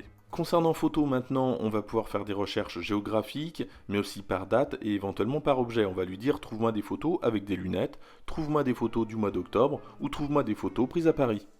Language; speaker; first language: French; native; French